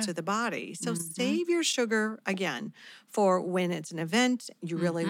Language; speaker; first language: English; native; English